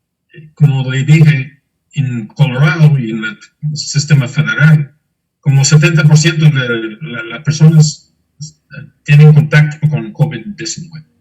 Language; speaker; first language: Spanish; non-native, fluent; English